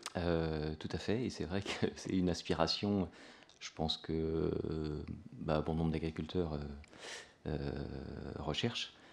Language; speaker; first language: French; native; French